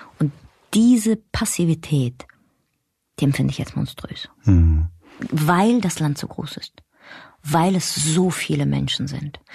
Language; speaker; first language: German; early bilingual, other home language; Russian